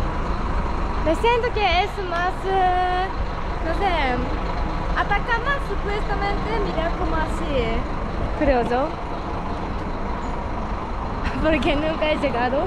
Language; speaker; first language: Spanish; non-native, fluent; Japanese